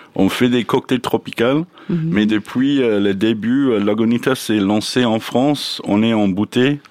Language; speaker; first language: French; non-native, learner; English